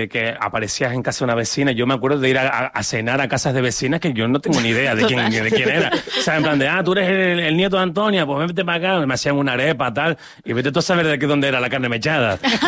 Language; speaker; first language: Spanish; native; Spanish